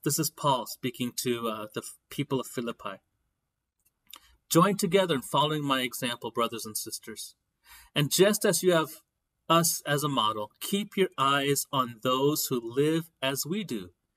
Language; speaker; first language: English; native; English